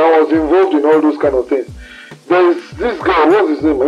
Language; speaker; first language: English; non-native, local second language; Yoruba